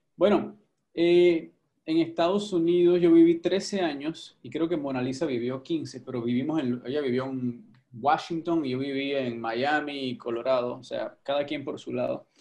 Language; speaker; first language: Spanish; native; Spanish